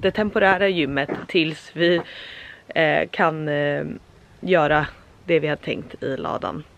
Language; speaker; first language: Swedish; native; Swedish